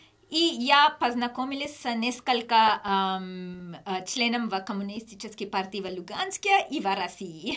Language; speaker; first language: Russian; non-native, learner; English